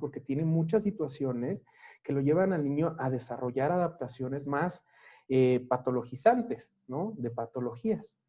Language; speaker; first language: Spanish; native; Spanish